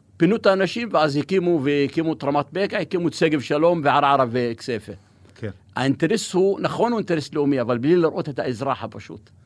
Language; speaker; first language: Hebrew; non-native, local second language; Arabic